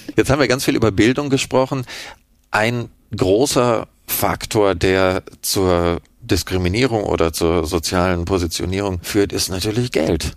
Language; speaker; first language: German; native; German